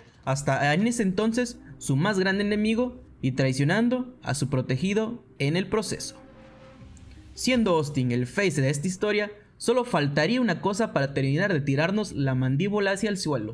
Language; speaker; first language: Spanish; native; Spanish